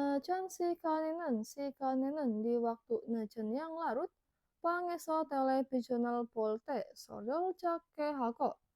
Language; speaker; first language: Korean; non-native, learner; Indonesian